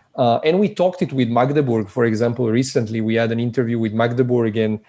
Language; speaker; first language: English; early bilingual, other home language; Serbian